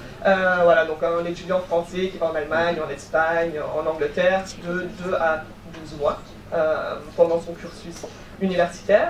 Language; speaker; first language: French; native; French